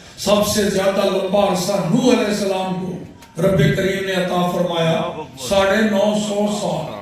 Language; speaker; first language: Urdu; non-native, local second language; Punjabi